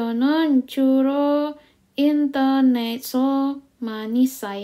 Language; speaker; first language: Korean; non-native, learner; Indonesian